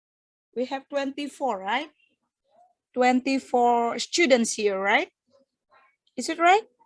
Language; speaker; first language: English; non-native, fluent; Indonesian